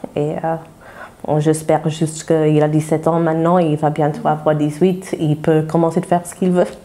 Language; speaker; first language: French; non-native, fluent; English